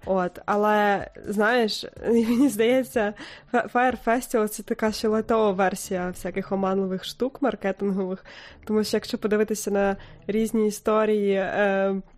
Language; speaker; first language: Ukrainian; native; Ukrainian